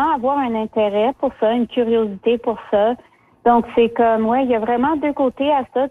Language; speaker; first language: French; early bilingual, other home language; Spanish